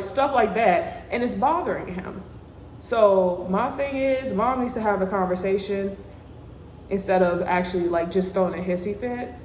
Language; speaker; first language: English; native; English